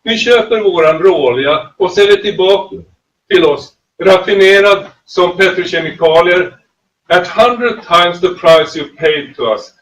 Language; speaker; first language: Swedish; native; Swedish